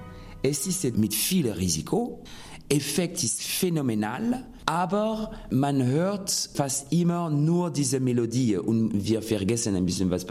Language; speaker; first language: German; non-native, fluent; French